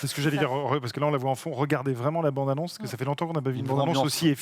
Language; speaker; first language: French; native; French